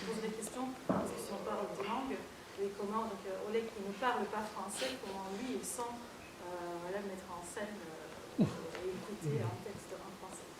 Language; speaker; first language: French; non-native, fluent; Russian